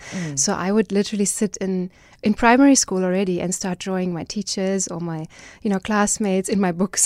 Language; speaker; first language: English; non-native, fluent; German